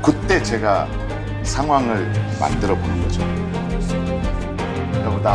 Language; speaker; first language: Korean; native; Korean